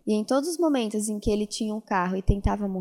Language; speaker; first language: Portuguese; native; Portuguese